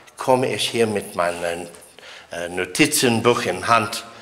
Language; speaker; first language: German; non-native, fluent; English